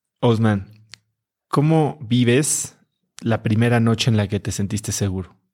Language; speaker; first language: Spanish; native; Spanish